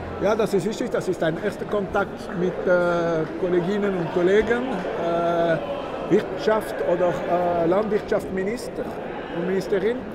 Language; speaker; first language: German; non-native, local second language; French